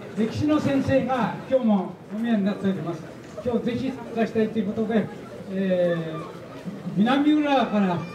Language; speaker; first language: Japanese; native; Japanese